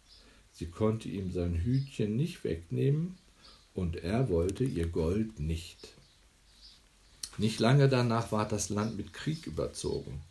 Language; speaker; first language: German; native; German